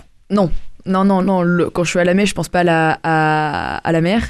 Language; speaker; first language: French; native; French